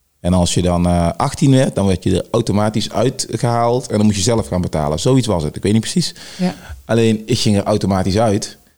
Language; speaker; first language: Dutch; early bilingual, other home language; Sranan Tongo